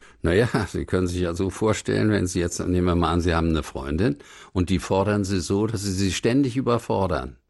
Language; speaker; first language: German; native; German